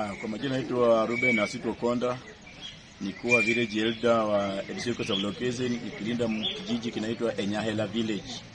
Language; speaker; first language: Swahili; non-native, local second language; Luyia